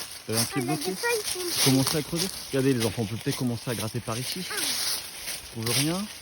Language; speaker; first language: French; native; French